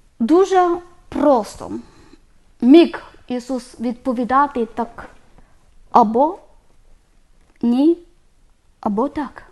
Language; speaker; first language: Ukrainian; non-native, learner; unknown